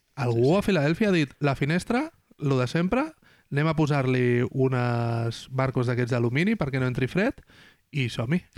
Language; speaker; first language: Catalan; non-native, local second language; Spanish